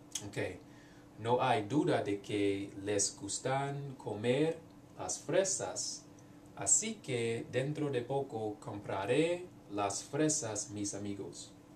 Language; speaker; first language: Spanish; non-native, learner; English